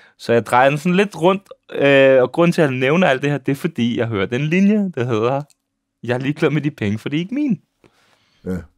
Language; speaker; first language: Danish; early bilingual, other home language; Serbian